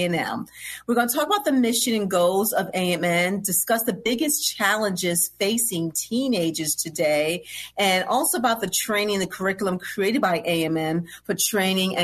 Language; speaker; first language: English; native; English